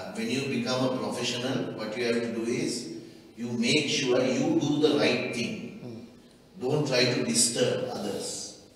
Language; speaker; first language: English; non-native, local second language; Sinhala